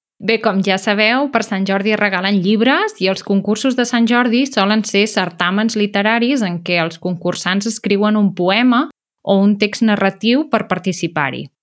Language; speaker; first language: Catalan; native; Catalan